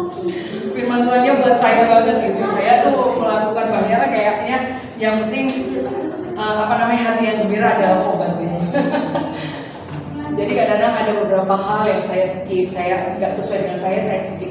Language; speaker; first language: Indonesian; native; Indonesian